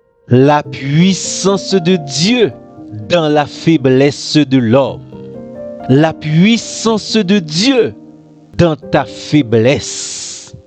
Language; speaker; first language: French; non-native, local second language; Haitian Creole